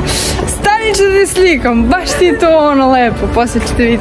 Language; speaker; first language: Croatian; non-native, fluent; Russian